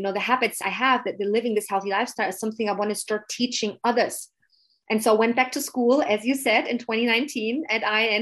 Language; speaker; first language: English; non-native, fluent; German